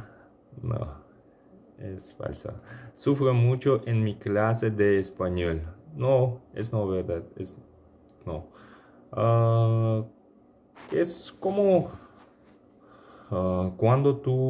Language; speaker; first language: Spanish; non-native, learner; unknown